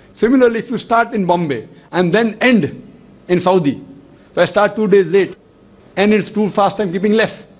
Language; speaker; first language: English; non-native, local second language; Urdu